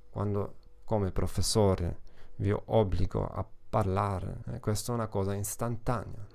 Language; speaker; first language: Italian; non-native, fluent; German